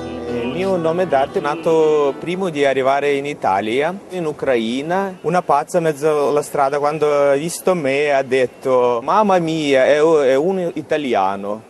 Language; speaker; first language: Italian; non-native, fluent; Ukrainian